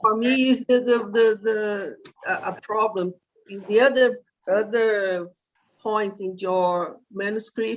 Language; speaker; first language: English; non-native, fluent; Portuguese